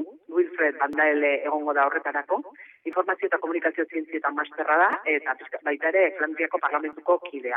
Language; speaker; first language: Basque; native; Basque